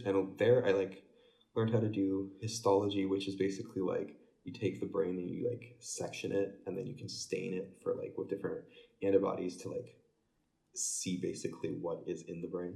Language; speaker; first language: English; native; English